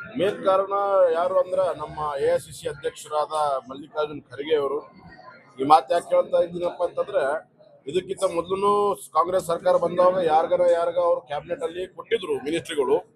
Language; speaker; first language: Kannada; non-native, local second language; Lambadi